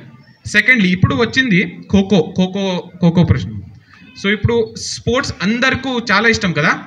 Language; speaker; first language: Telugu; non-native, learner; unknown